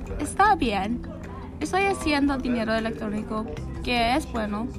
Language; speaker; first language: Spanish; non-native, learner; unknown